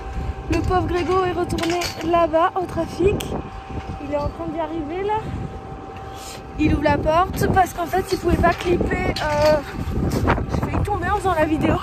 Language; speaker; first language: French; native; French